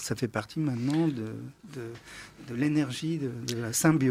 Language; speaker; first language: French; native; French